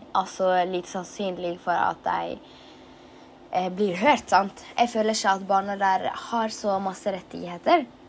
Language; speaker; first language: Norwegian; early bilingual, other home language; Tigrinya